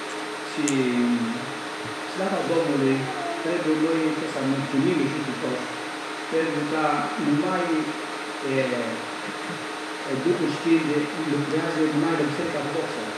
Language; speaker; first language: Romanian; non-native, learner; Greek